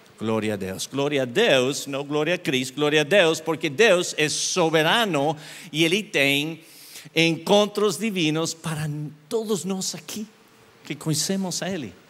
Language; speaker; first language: Portuguese; non-native, learner; English